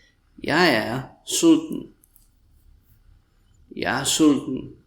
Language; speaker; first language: Danish; non-native, fluent; English